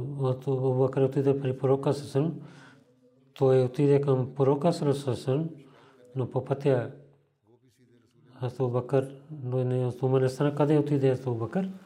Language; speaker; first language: Bulgarian; non-native, learner; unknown